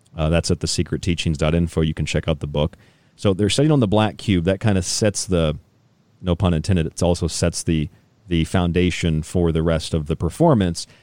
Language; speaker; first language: English; native; English